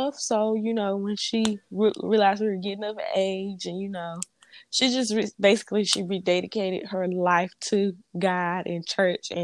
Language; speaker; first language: English; native; English